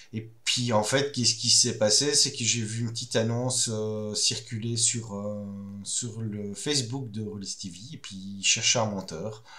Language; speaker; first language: French; native; French